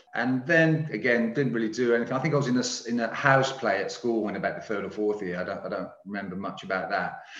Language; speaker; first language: English; native; English